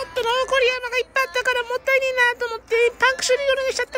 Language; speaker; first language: Japanese; native; Japanese